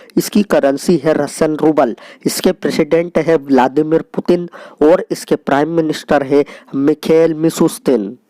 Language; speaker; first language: Hindi; native; Hindi